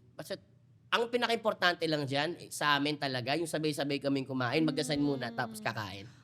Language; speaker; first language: Filipino; non-native, local second language; Cebuano